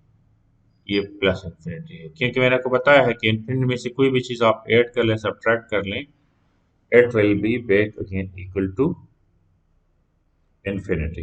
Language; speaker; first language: Hindi; non-native, local second language; Punjabi